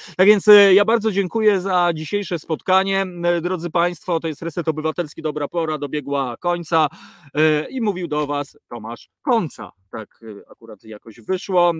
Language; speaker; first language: Polish; native; Polish